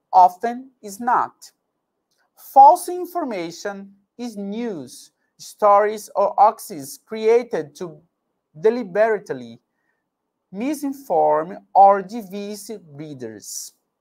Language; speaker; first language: English; non-native, fluent; Portuguese